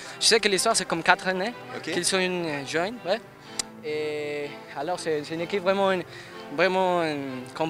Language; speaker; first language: French; non-native, learner; Spanish